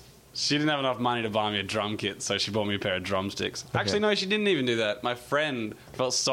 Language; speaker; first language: English; native; English